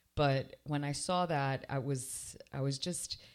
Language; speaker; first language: English; native; English